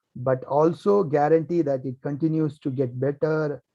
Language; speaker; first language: English; non-native, local second language; Kannada